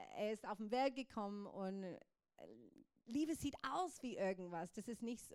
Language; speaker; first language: German; non-native, fluent; English